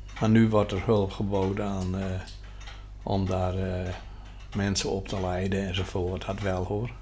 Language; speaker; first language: Dutch; non-native, local second language; Western Frisian